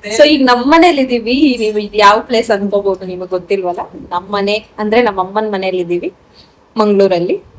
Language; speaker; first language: Kannada; non-native, local second language; Tulu